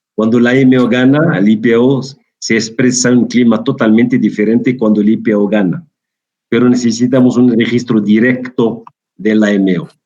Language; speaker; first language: Spanish; non-native, fluent; Arabic